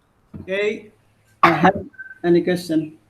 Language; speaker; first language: English; non-native, learner; Indonesian